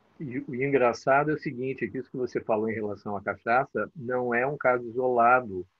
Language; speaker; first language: Portuguese; native; Portuguese